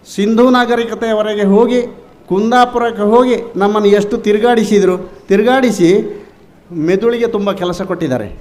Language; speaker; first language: Kannada; non-native, local second language; Tulu